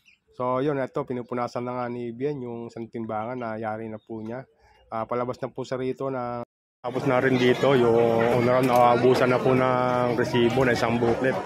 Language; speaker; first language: Filipino; non-native, local second language; Cebuano